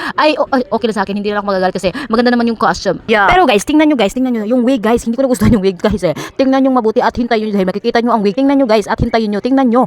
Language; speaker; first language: Filipino; non-native, local second language; Cebuano